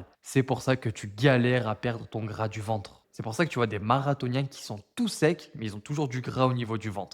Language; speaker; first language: French; native; French